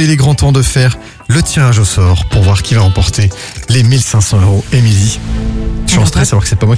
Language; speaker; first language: French; native; French